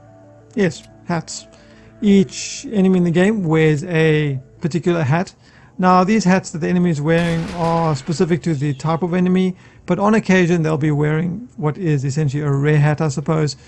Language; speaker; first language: English; native; English